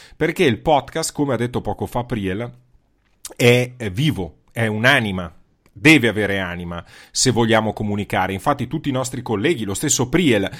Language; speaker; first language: Italian; native; Italian